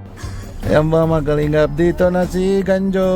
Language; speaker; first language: Filipino; non-native, learner; Punjabi